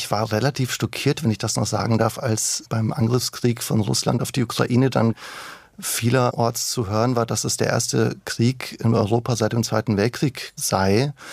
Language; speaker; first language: German; early bilingual, other home language; Croatian